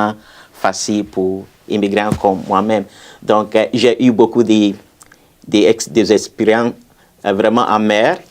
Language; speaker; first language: French; non-native, fluent; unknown